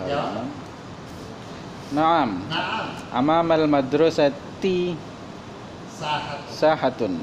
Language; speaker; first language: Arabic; non-native, learner; Indonesian